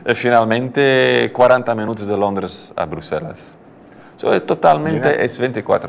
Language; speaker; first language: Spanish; non-native, learner; Dutch